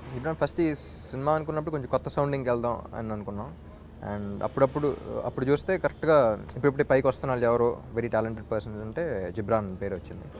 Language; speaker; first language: Telugu; native; Telugu